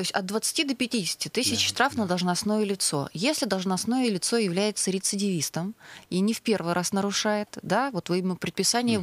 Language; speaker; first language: Russian; native; Russian